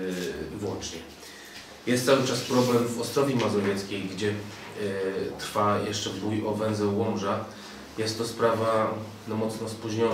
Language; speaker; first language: Polish; native; Polish